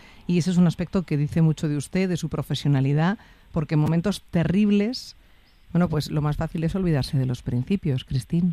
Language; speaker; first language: Spanish; native; Spanish